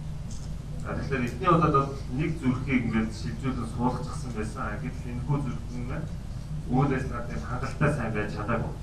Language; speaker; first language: Mongolian; native; Mongolian